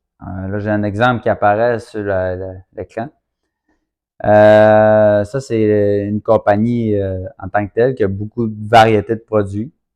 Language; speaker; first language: French; native; French